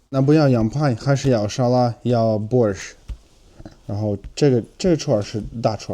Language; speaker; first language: Chinese; non-native, fluent; Russian